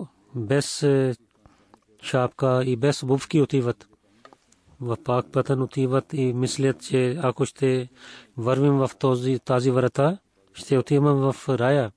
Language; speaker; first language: Bulgarian; non-native, fluent; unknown